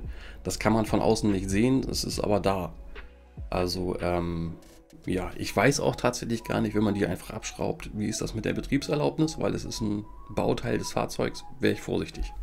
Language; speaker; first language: German; native; German